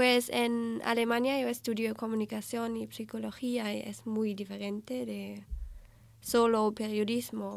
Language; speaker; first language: Spanish; non-native, learner; German